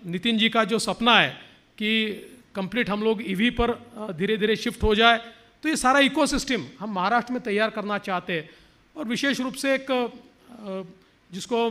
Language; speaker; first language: Hindi; non-native, local second language; Marathi